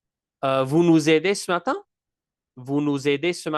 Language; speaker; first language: French; non-native, local second language; English